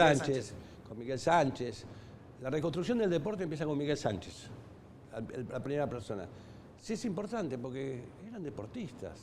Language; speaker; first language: Spanish; native; Spanish